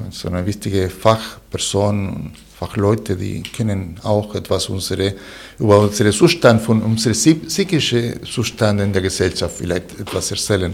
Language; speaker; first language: German; non-native, fluent; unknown